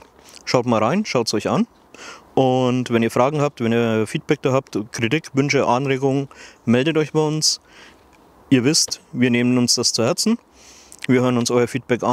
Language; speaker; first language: German; native; German